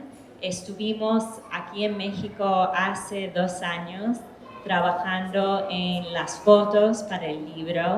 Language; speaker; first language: Spanish; early bilingual, heritage; English